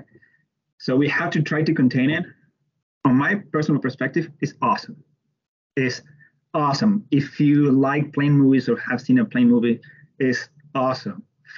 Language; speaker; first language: English; non-native, fluent; Spanish